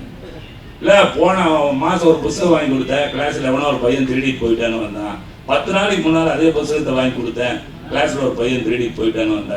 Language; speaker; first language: Tamil; native; Tamil